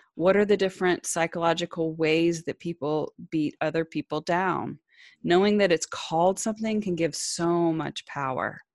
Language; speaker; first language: English; native; English